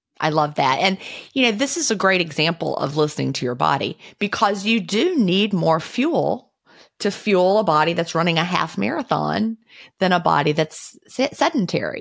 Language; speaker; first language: English; native; English